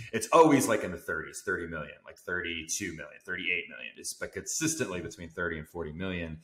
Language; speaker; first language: English; native; English